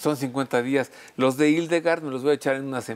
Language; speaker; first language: Spanish; native; Spanish